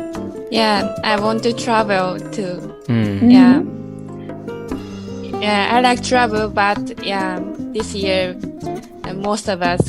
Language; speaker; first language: English; non-native, learner; Japanese